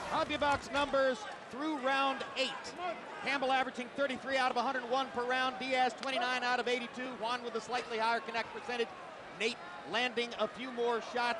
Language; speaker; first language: English; native; English